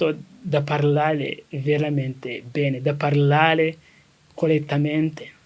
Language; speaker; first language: Italian; non-native, learner; Kinyarwanda